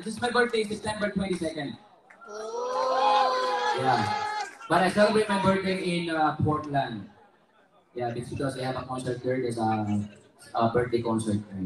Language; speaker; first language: English; non-native, local second language; Filipino